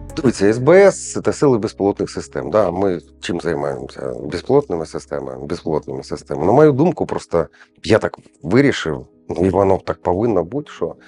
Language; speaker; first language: Ukrainian; non-native, local second language; Russian